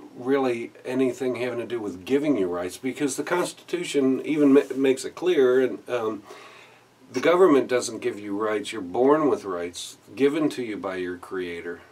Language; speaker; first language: English; native; English